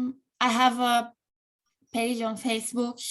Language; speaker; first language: English; non-native, local second language; Portuguese